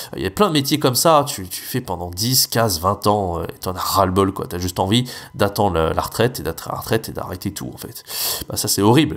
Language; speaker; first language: French; native; French